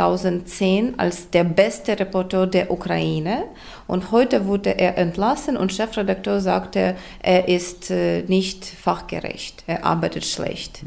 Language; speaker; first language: German; non-native, fluent; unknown